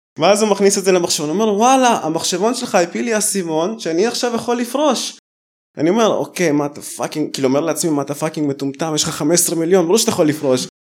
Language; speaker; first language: Hebrew; early bilingual, other home language; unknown